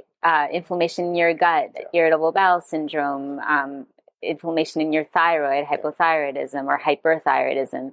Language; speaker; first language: English; non-native, fluent; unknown